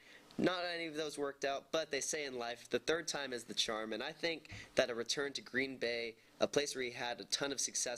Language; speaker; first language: English; native; English